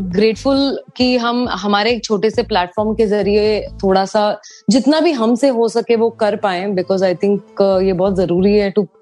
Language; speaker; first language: Hindi; non-native, local second language; Tamil